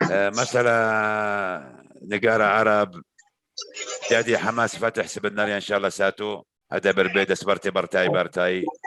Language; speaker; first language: Indonesian; non-native, learner; Arabic